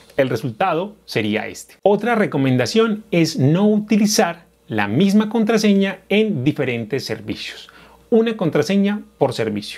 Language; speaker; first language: Spanish; native; Spanish